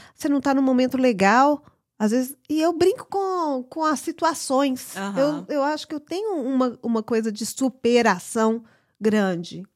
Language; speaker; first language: Portuguese; early bilingual, heritage; English